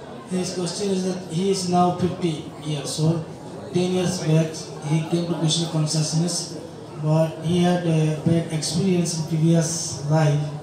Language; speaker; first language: English; non-native, local second language; Bangla